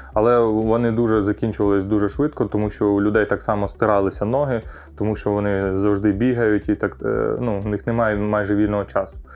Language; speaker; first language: Ukrainian; non-native, local second language; Russian